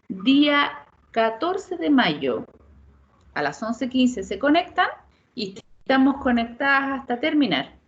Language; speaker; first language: Spanish; native; Spanish